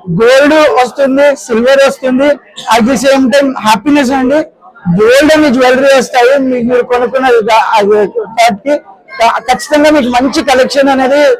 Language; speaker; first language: Telugu; native; Telugu